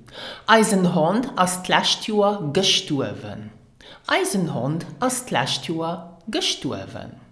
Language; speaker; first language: German; non-native, learner; English